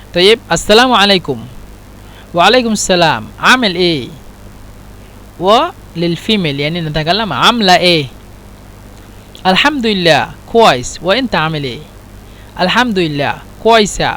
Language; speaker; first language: Arabic; non-native, fluent; Bangla